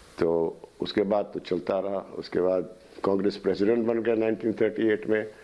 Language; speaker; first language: Hindi; non-native, local second language; Bangla